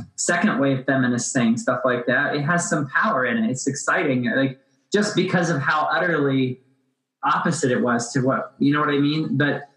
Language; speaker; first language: English; native; English